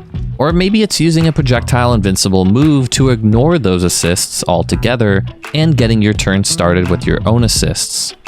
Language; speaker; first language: English; native; English